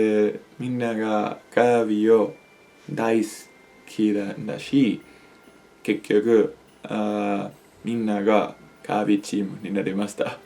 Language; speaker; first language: Japanese; non-native, learner; Spanish